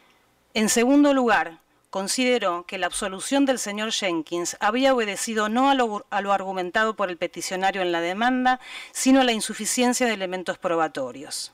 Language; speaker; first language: Spanish; native; Spanish